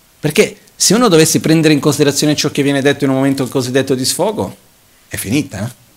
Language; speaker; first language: Italian; non-native, fluent; Portuguese